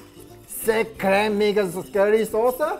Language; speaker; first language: German; non-native, learner; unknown